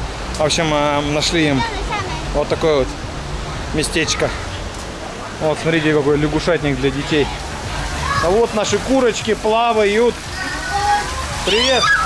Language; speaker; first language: Russian; native; Russian